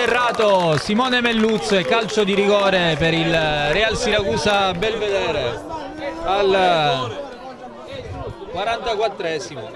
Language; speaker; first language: Italian; native; Italian